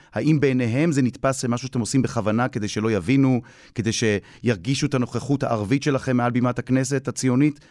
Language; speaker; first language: Hebrew; native; Hebrew